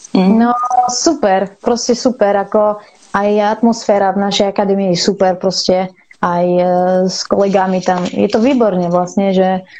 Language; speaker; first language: Slovak; non-native, fluent; Arabic